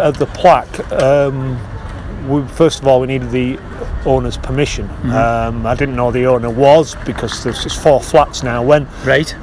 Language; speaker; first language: English; native; English